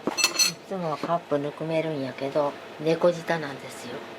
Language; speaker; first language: Japanese; native; Japanese